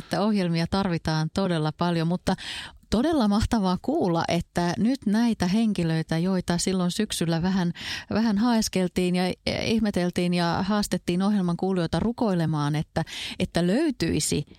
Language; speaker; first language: Finnish; native; Finnish